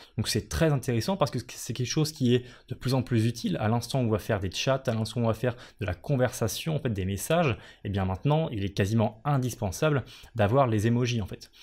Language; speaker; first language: French; native; French